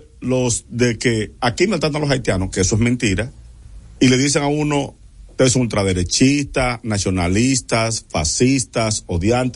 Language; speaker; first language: Spanish; native; Spanish